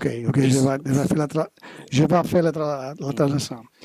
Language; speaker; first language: French; non-native, learner; Portuguese